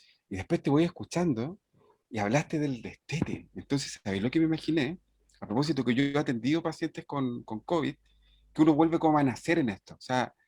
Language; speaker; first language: Spanish; native; Spanish